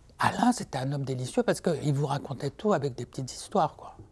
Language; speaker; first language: French; native; French